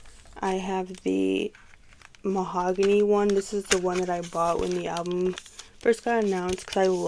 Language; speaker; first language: English; native; English